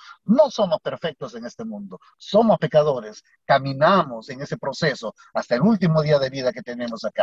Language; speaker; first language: Spanish; native; Spanish